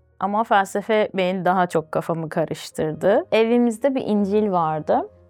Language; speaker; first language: Turkish; early bilingual, other home language; Azerbaijani